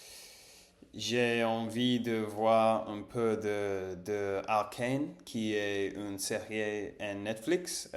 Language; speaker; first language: French; non-native, learner; English